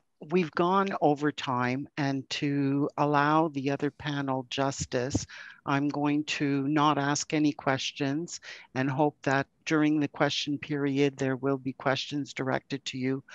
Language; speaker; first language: English; native; English